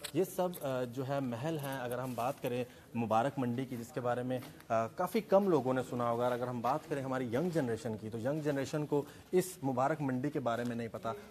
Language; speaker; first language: Hindi; native; Hindi